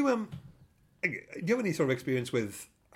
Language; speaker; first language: English; native; English